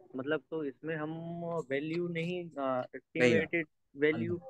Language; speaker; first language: Hindi; native; Hindi